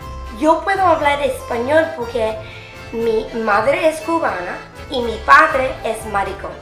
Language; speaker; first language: Spanish; early bilingual, heritage; English